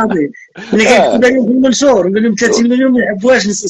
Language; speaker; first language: Arabic; native; Arabic